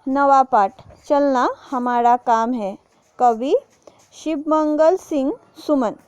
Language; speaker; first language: Hindi; non-native, local second language; Assamese